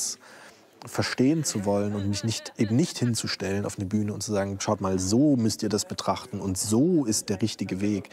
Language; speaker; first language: German; native; German